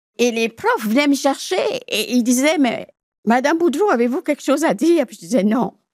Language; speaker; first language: French; native; French